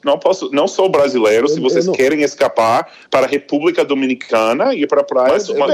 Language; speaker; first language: Portuguese; non-native, fluent; English